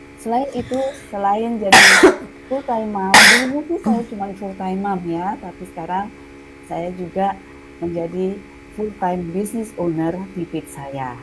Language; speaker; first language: Indonesian; native; Indonesian